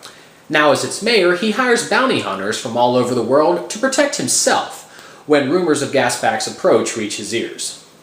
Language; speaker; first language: English; native; English